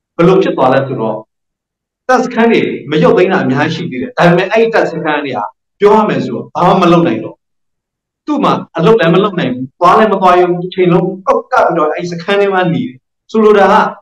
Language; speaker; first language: Burmese; non-native, local second language; Karen languages